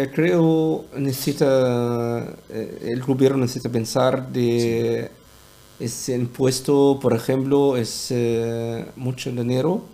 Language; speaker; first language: Spanish; non-native, learner; Arabic